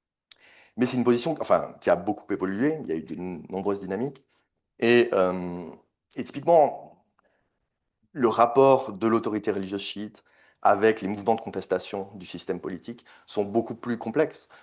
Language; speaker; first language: French; native; French